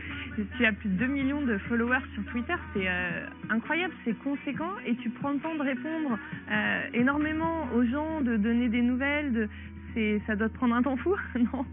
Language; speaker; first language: French; native; French